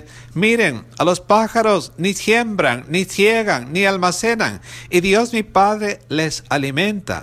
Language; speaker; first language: Spanish; native; Spanish